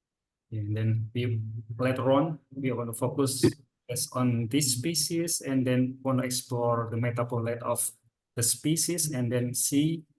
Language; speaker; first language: English; non-native, fluent; Indonesian